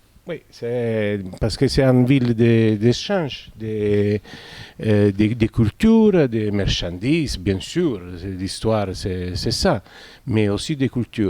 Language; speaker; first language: French; non-native, fluent; Italian